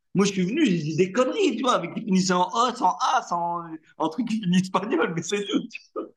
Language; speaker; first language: French; non-native, local second language; Arabic